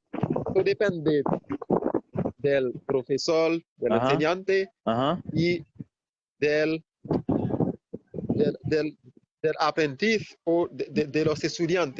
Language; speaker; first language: Spanish; non-native, fluent; Haitian Creole